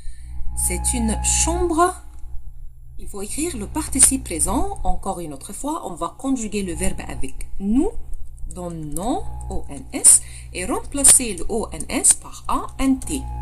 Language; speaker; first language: French; non-native, fluent; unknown